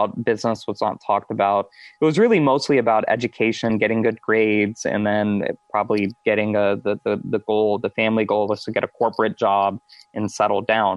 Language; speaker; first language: English; native; English